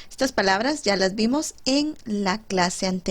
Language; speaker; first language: Spanish; native; Spanish